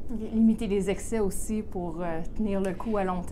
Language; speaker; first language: French; native; French